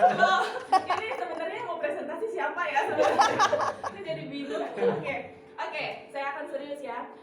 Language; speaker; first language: Indonesian; non-native, local second language; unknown